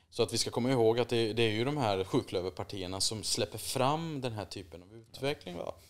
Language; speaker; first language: Swedish; native; Swedish